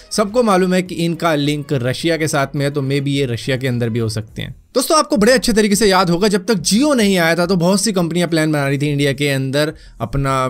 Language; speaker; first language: Hindi; native; Hindi